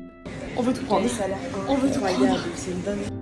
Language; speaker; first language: French; native; French